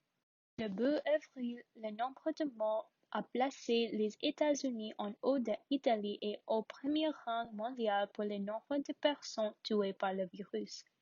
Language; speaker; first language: French; non-native, learner; English